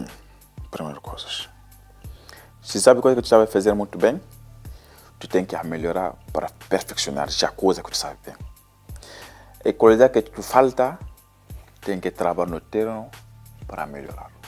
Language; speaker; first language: Portuguese; non-native, learner; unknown